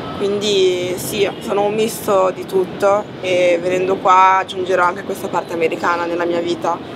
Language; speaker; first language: Italian; early bilingual, other home language; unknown